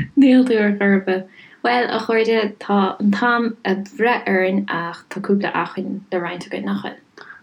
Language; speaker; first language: Irish; native; Irish